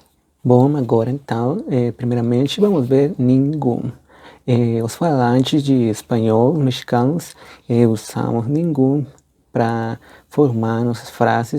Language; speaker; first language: Portuguese; non-native, fluent; Spanish